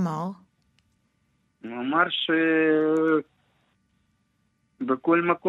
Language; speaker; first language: Hebrew; non-native, learner; Russian